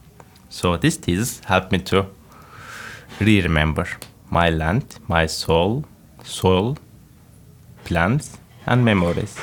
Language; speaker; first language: English; non-native, fluent; Turkish